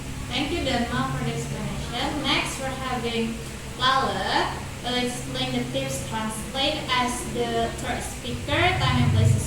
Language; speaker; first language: English; non-native, learner; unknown